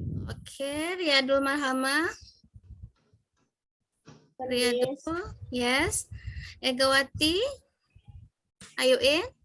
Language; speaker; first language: English; non-native, fluent; Indonesian